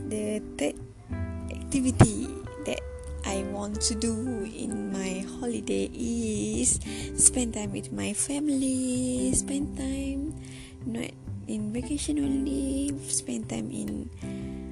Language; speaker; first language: English; non-native, local second language; Malay